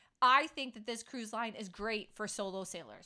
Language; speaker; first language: English; native; English